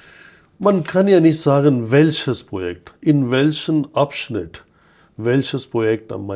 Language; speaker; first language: German; non-native, fluent; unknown